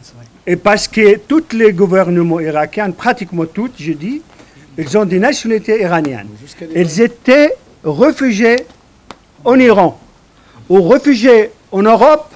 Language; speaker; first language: French; non-native, fluent; Arabic